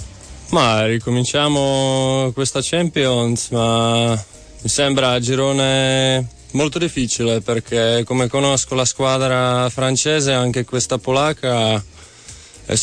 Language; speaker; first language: Italian; non-native, fluent; Czech